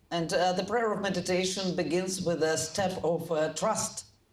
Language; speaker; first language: English; non-native, fluent; Ukrainian